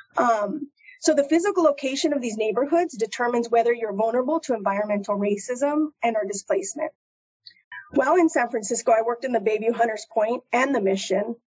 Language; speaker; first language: English; native; English